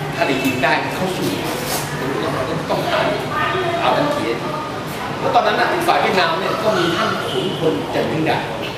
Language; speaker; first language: Thai; non-native, fluent; Vietnamese